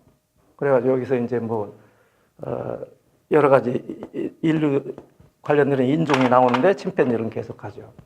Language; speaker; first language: Korean; native; Korean